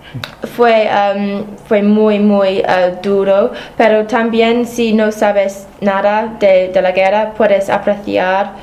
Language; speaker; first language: Spanish; non-native, fluent; English